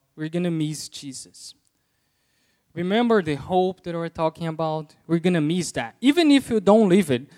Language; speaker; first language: English; non-native, fluent; Portuguese